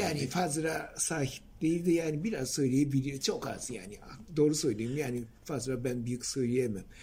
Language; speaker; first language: Turkish; non-native, fluent; Japanese